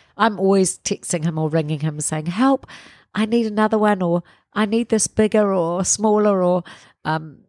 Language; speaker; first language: English; native; English